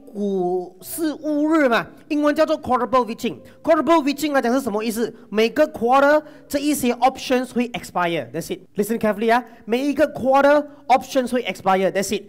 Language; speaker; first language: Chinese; non-native, local second language; Tamil